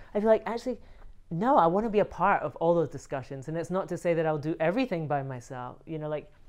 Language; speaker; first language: English; native; English